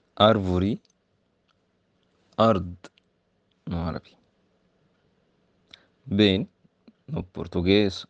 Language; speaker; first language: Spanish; non-native, learner; Arabic